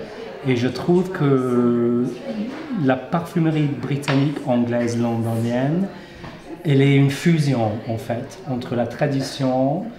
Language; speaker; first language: French; non-native, fluent; English